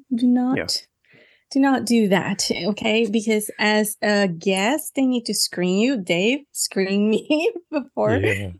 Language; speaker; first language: English; non-native, fluent; Spanish